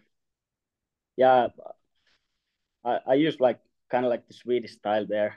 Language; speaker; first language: English; non-native, fluent; Finnish